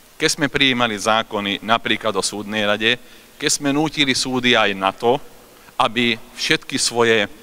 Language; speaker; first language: Slovak; non-native, local second language; Hungarian